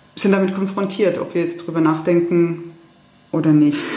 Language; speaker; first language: German; early bilingual, heritage; German